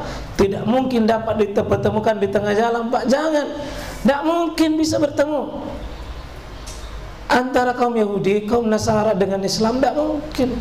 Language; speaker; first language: Indonesian; native; Indonesian